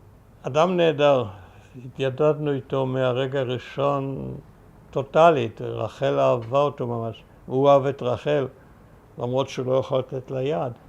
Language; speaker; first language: Hebrew; early bilingual, other home language; German